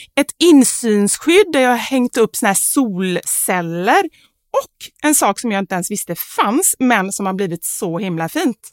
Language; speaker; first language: Swedish; native; Swedish